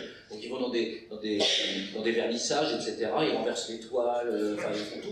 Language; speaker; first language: French; native; French